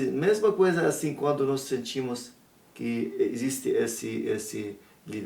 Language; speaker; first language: Portuguese; non-native, learner; Arabic